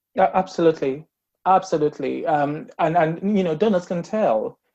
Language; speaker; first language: English; non-native, local second language; Ganda